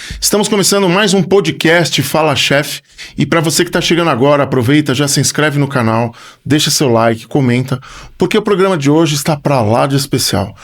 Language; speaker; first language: Portuguese; native; Portuguese